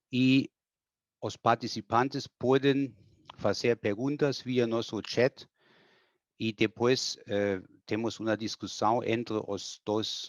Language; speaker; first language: Portuguese; non-native, fluent; German